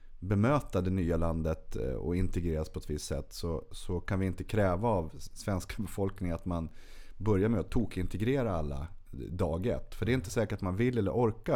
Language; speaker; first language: Swedish; native; Swedish